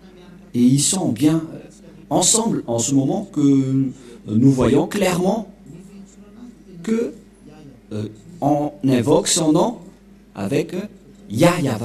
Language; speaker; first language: French; non-native, local second language; Malagasy